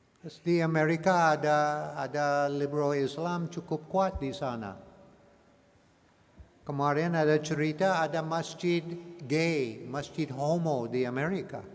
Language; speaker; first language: Indonesian; non-native, learner; English